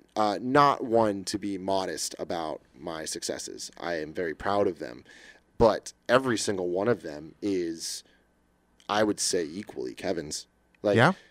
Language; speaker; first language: English; native; English